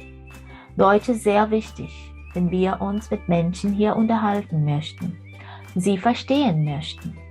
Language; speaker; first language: German; non-native, fluent; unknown